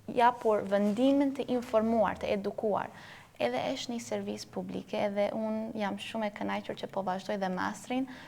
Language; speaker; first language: Albanian; early bilingual, heritage; Albanian